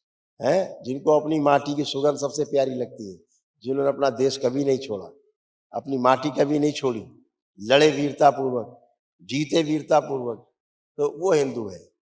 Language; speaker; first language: Hindi; native; Hindi